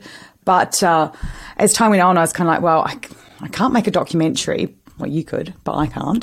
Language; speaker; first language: English; native; English